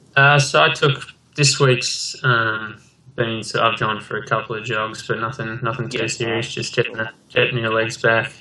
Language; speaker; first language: English; native; English